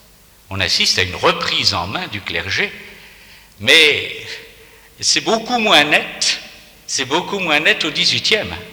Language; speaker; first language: French; native; French